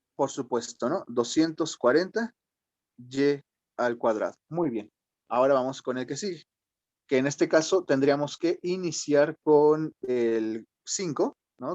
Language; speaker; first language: Spanish; native; Spanish